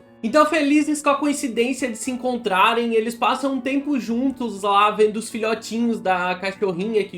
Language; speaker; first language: Portuguese; native; Portuguese